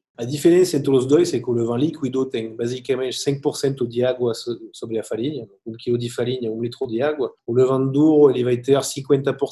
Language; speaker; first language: Portuguese; non-native, learner; French